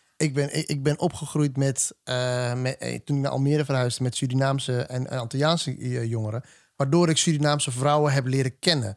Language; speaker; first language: Dutch; native; Dutch